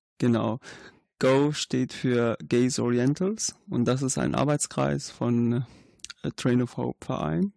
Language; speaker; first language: German; non-native, fluent; Arabic